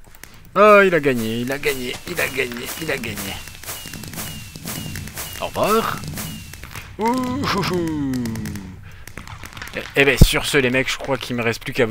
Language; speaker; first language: French; native; French